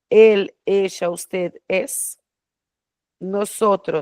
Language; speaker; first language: Spanish; non-native, fluent; Portuguese